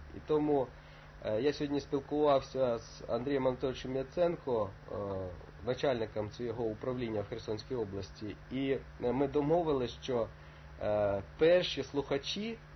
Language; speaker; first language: Ukrainian; native; Ukrainian